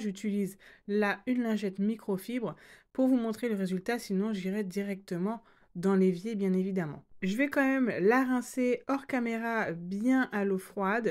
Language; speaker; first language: French; native; French